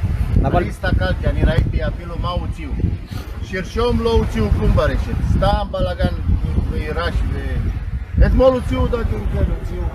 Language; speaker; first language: Hebrew; non-native, learner; Russian